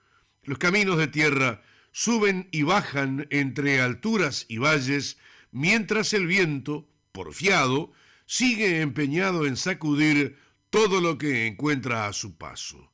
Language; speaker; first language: Spanish; native; Spanish